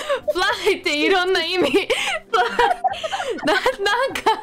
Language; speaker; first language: Japanese; non-native, fluent; English